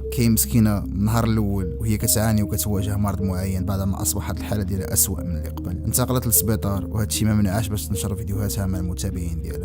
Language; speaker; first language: Arabic; native; Arabic